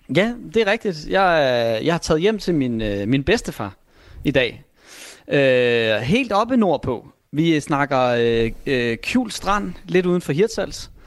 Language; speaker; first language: Danish; native; Danish